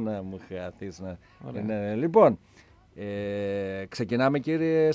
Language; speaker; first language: Greek; native; Greek